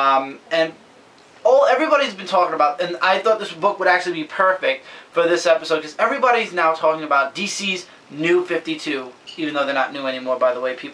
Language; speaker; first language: English; native; English